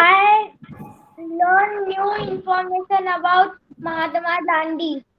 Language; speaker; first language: English; non-native, learner; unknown